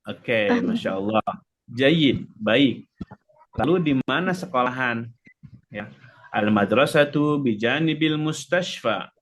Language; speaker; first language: Indonesian; native; Indonesian